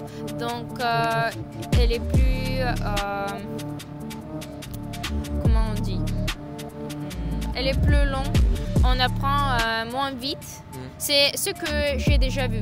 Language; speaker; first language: French; non-native, fluent; Ukrainian